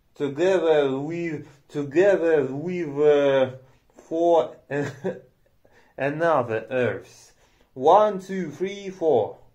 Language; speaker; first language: English; non-native, learner; Romanian